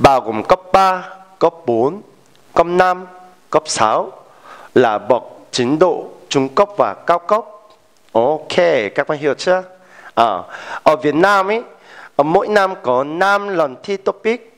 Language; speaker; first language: Vietnamese; non-native, fluent; Korean